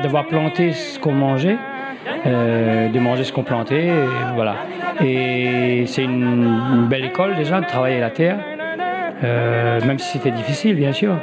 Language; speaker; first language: French; non-native, local second language; Réunion Creole French